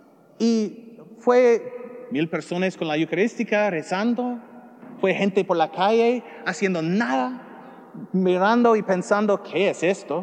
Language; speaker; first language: Spanish; non-native, learner; English